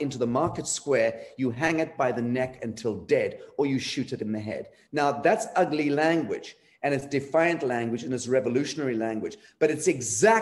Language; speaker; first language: English; native; English